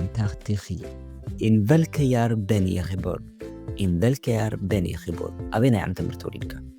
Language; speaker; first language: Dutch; non-native, fluent; Tigrinya